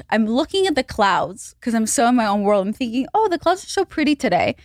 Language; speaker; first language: English; non-native, fluent; Hebrew